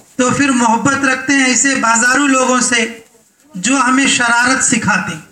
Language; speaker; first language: Urdu; native; Urdu